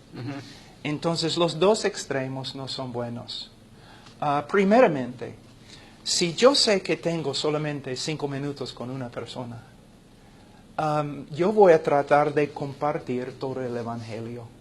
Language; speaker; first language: Spanish; non-native, fluent; English